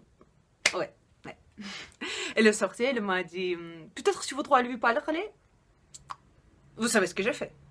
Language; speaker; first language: French; non-native, fluent; Russian